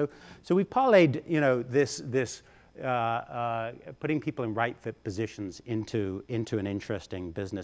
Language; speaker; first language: English; native; English